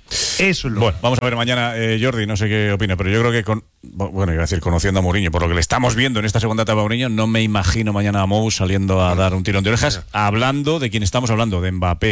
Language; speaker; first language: Spanish; native; Spanish